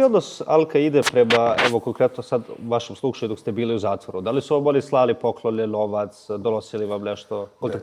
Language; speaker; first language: Bosnian; native; Bosnian